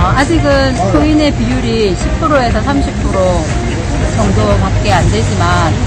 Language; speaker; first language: Korean; native; Korean